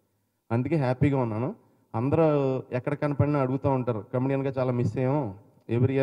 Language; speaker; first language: Telugu; native; Telugu